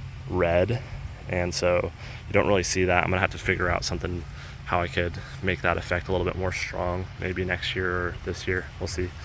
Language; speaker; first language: English; native; English